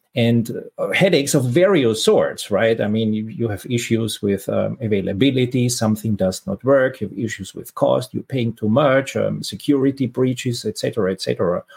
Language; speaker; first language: English; non-native, fluent; German